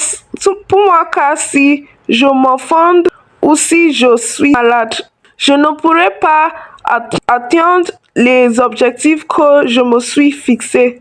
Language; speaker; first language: French; non-native, learner; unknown